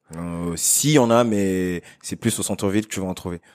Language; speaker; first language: French; non-native, local second language; Lingala